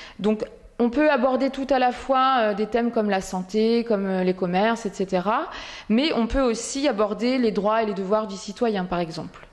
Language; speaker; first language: French; native; French